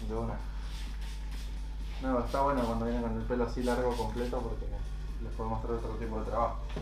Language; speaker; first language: Spanish; native; Spanish